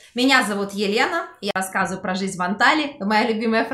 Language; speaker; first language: Russian; native; Russian